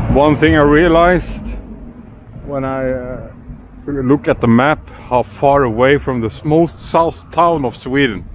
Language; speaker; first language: English; non-native, fluent; Swedish